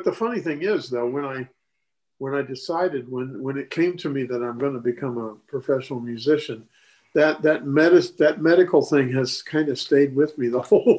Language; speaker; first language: English; native; English